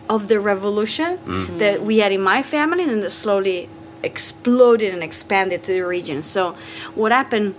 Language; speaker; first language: English; non-native, fluent; Italian